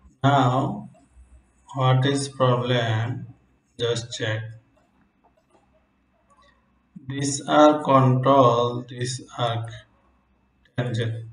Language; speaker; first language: English; non-native, local second language; Bangla